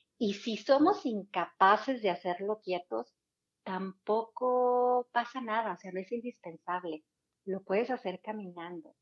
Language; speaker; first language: Spanish; native; Spanish